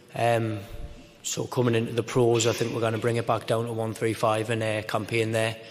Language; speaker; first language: English; native; English